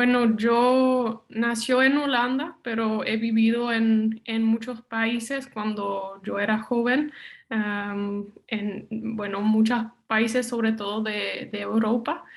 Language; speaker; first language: Spanish; non-native, fluent; Dutch